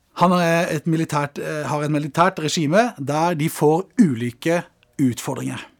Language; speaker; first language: Norwegian; native; Norwegian